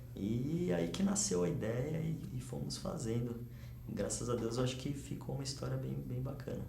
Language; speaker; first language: Portuguese; native; Portuguese